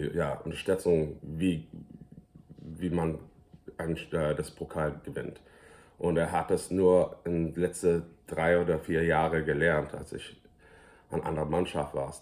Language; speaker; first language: German; early bilingual, heritage; English